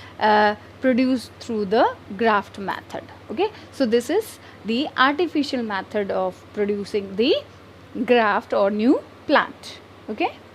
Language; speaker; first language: English; non-native, local second language; Hindi